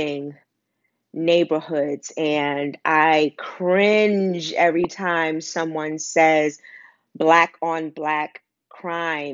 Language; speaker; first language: English; native; English